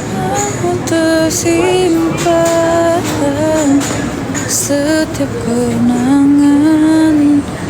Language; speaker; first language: Indonesian; non-native, learner; Turkish